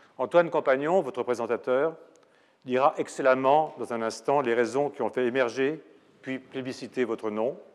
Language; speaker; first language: French; native; French